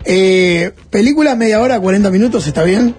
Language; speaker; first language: Spanish; native; Spanish